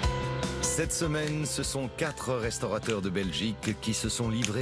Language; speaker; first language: French; native; French